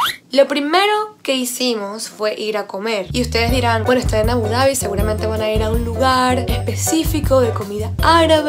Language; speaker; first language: Spanish; native; Spanish